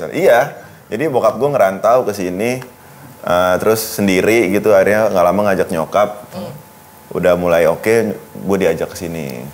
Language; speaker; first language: Indonesian; early bilingual, other home language; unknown